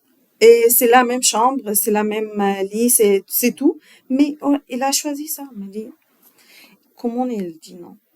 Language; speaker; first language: French; non-native, learner; Arabic